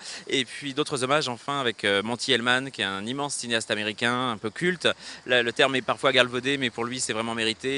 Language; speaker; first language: French; native; French